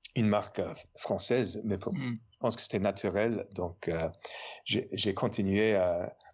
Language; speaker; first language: French; non-native, fluent; English